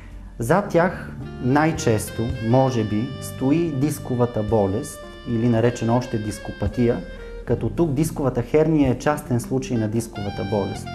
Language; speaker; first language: Bulgarian; native; Bulgarian